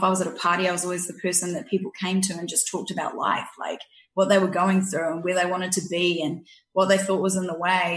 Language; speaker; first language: English; native; English